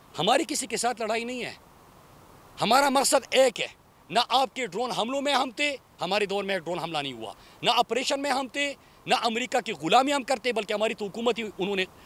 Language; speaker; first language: Urdu; non-native, local second language; Pashto